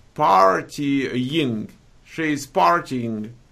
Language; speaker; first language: English; non-native, fluent; Russian